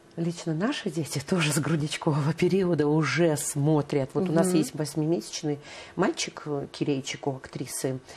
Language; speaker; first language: Russian; native; Russian